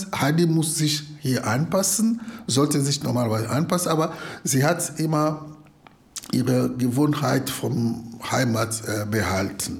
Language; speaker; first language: German; non-native, fluent; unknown